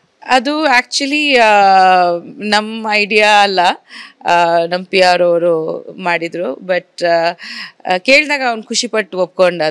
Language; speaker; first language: Kannada; non-native, fluent; Bangla